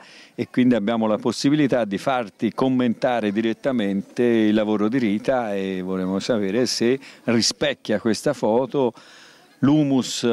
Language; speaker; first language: Italian; native; Italian